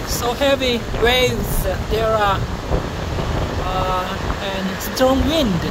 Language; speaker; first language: English; non-native, learner; Korean